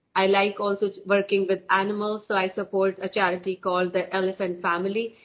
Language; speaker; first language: English; non-native, local second language; Hindi